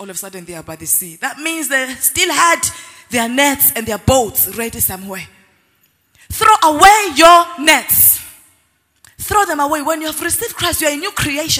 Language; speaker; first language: English; non-native, local second language; Zulu